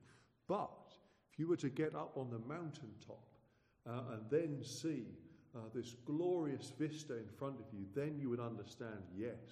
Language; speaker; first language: English; native; English